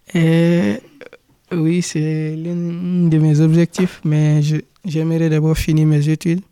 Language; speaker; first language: French; non-native, local second language; Fula